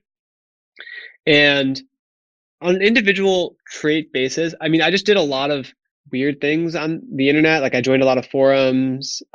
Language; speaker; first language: English; native; English